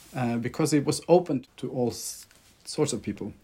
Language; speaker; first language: English; non-native, fluent; Norwegian